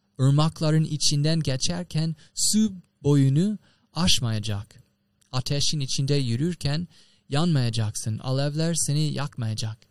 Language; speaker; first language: Turkish; non-native, fluent; English